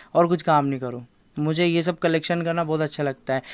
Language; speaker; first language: Hindi; native; Hindi